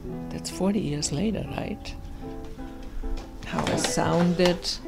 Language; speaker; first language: English; non-native, fluent; German